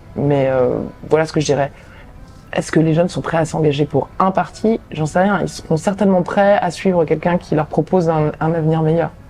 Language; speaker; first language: French; native; French